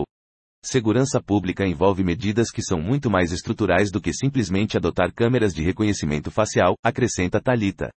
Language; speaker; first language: Portuguese; native; Portuguese